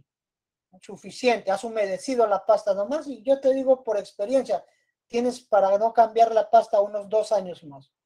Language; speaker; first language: Spanish; native; Spanish